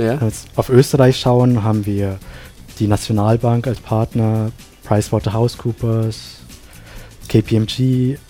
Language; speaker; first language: German; non-native, fluent; Sinhala